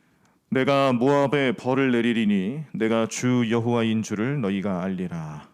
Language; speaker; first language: Korean; native; Korean